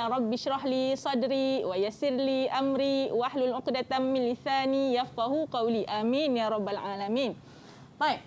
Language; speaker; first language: Arabic; non-native, fluent; Malay